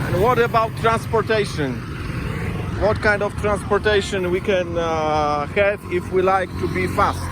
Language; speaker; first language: English; non-native, fluent; Polish